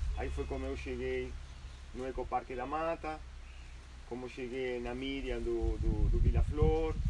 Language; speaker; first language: Portuguese; non-native, fluent; Spanish